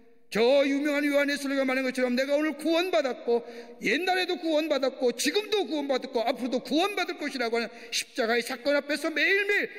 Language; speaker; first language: Korean; native; Korean